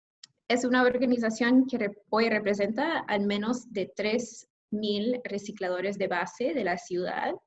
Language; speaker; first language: Spanish; non-native, fluent; English